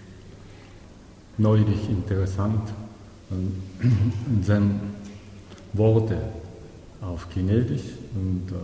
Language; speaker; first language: German; non-native, learner; Japanese